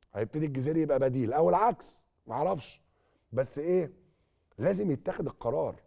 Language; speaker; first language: Arabic; native; Arabic